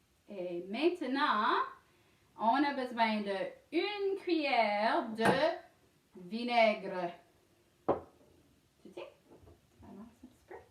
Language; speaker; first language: French; non-native, learner; English